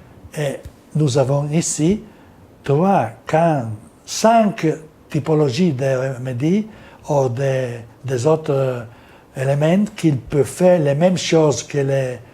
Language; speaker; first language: French; non-native, learner; Italian